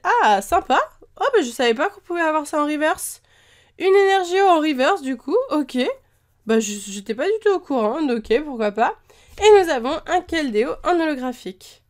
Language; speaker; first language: French; native; French